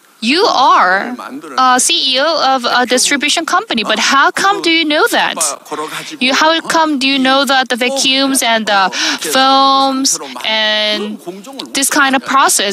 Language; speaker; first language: English; non-native, fluent; Korean